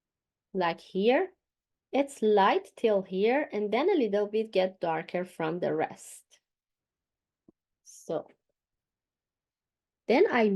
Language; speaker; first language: English; non-native, fluent; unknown